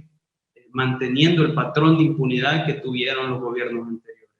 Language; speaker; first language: Spanish; native; Spanish